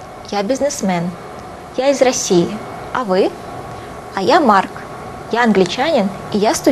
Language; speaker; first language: Russian; non-native, fluent; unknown